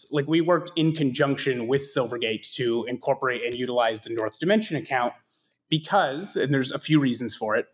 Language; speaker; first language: English; native; English